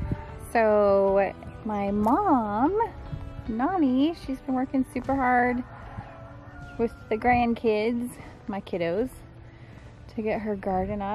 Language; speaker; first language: English; native; English